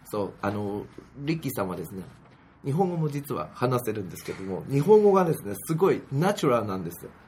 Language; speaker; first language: Japanese; native; Japanese